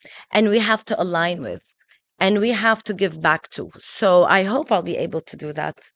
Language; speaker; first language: English; early bilingual, other home language; Arabic